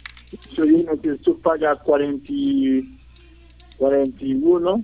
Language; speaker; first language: Spanish; non-native, learner; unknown